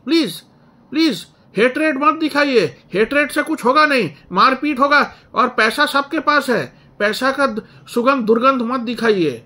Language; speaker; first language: Hindi; non-native, local second language; Bangla